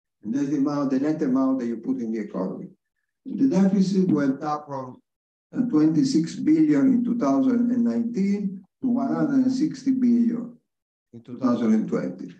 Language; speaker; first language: English; non-native, fluent; Italian